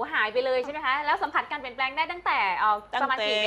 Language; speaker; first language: Thai; native; Thai